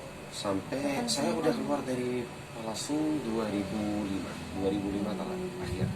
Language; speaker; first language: Indonesian; non-native, fluent; Arabic